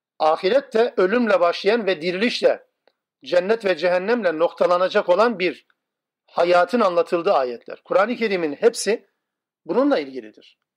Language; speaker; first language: Turkish; non-native, local second language; Kurdish